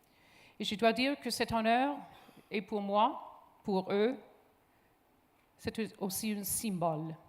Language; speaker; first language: French; non-native, local second language; English